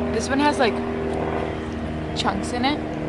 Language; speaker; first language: English; native; English